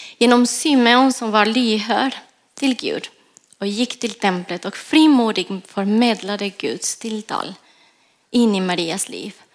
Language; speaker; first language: Swedish; non-native, fluent; Spanish